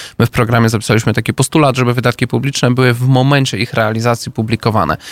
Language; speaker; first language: Polish; native; Polish